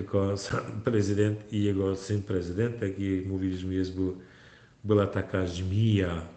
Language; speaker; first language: Polish; non-native, fluent; Turkmen